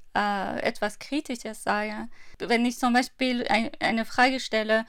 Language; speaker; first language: German; non-native, fluent; Persian